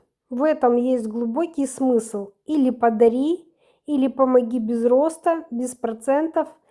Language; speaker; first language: Russian; native; Russian